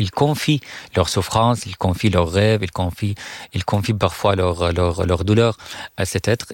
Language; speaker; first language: French; non-native, fluent; Arabic